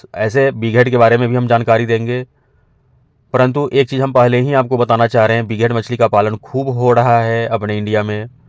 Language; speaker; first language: Hindi; native; Hindi